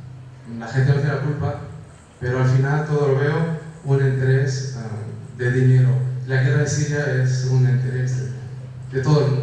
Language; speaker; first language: Spanish; non-native, fluent; Kurdish